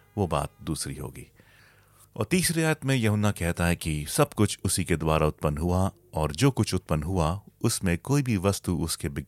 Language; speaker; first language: Hindi; native; Hindi